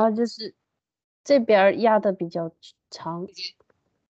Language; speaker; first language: Chinese; non-native, learner; Japanese